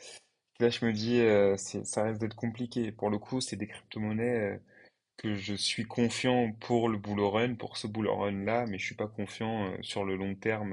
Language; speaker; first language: French; native; French